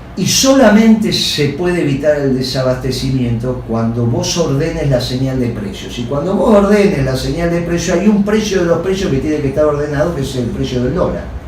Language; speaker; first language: Spanish; native; Spanish